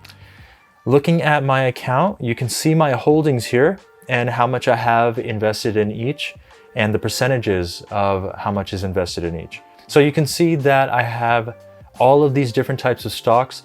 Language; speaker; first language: English; native; English